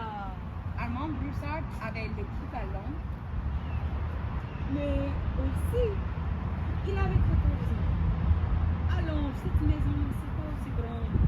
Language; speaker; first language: French; non-native, local second language; English